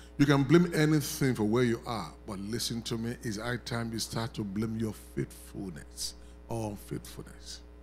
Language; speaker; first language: English; non-native, local second language; Yoruba